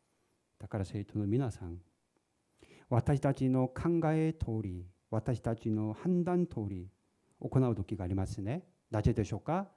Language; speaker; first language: Japanese; non-native, fluent; Korean